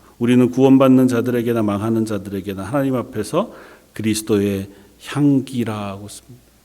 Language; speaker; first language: Korean; native; Korean